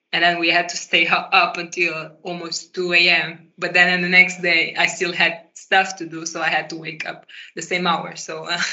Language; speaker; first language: English; non-native, fluent; Portuguese